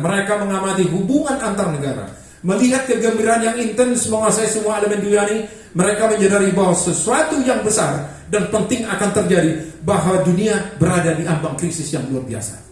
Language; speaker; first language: Indonesian; non-native, local second language; Batak Toba